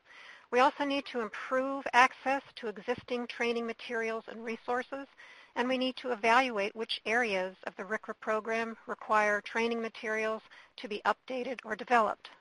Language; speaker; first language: English; native; English